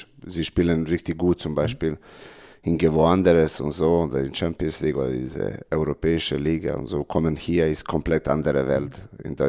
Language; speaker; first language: German; non-native, learner; Serbian